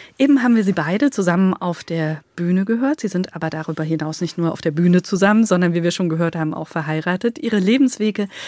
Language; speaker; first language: German; native; German